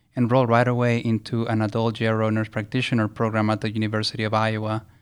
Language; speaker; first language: English; early bilingual, other home language; Spanish